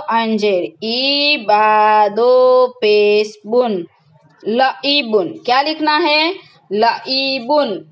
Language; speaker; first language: Hindi; non-native, local second language; Gujarati